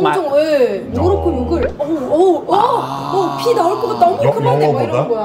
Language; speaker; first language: Korean; non-native, fluent; Arabic